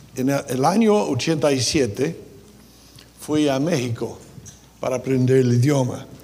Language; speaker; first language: Spanish; non-native, fluent; English